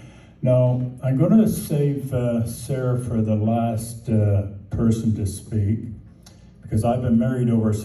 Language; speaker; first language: English; native; English